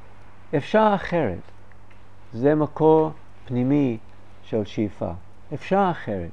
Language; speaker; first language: Hebrew; non-native, fluent; English